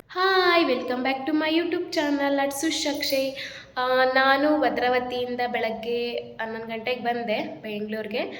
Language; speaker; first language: Kannada; non-native, local second language; Marathi